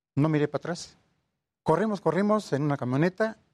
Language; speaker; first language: Spanish; native; Spanish